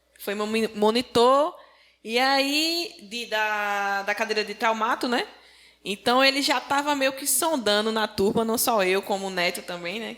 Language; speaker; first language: Portuguese; native; Portuguese